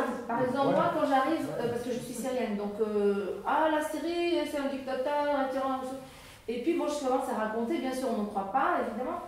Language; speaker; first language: French; non-native, fluent; Arabic